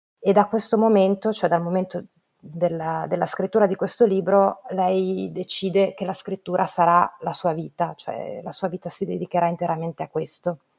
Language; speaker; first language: Italian; native; Italian